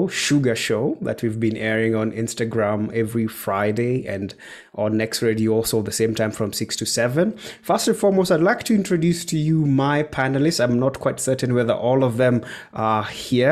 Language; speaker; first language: English; non-native, local second language; Kikuyu